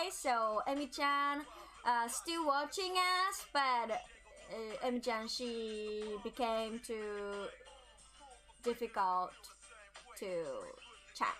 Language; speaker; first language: English; non-native, learner; Japanese